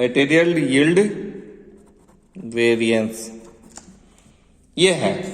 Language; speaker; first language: Hindi; native; Hindi